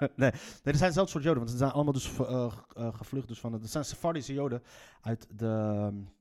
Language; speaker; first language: Dutch; native; Dutch